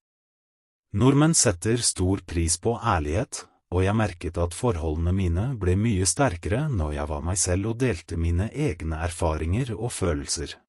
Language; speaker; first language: Norwegian; non-native, fluent; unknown